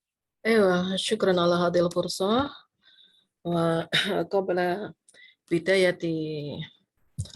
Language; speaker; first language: Arabic; non-native, fluent; Indonesian